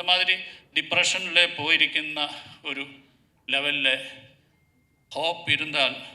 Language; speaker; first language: Tamil; non-native, learner; Malayalam